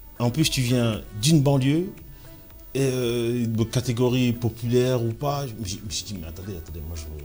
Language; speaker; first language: French; early bilingual, other home language; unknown